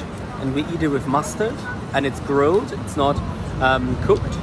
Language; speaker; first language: English; non-native, fluent; German